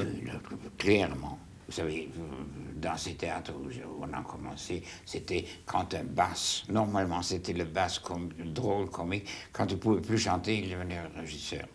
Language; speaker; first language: French; non-native, fluent; German